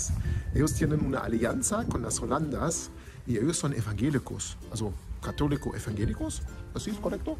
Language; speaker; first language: Spanish; non-native, learner; German